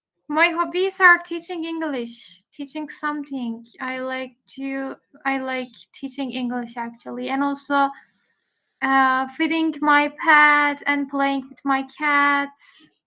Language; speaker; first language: English; non-native, fluent; Turkish